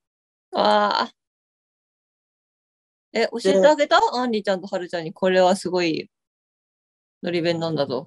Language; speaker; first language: Japanese; native; Japanese